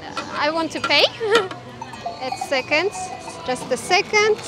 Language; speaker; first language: English; non-native, fluent; Kazakh